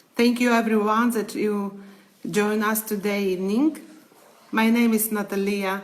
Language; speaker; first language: English; non-native, learner; Ukrainian